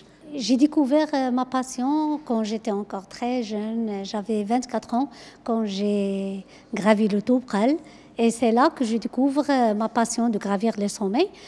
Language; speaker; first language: French; non-native, local second language; Arabic